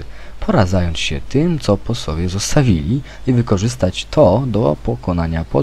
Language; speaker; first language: Polish; native; Polish